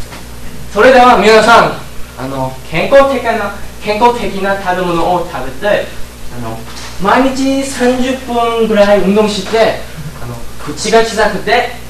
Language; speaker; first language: Japanese; non-native, learner; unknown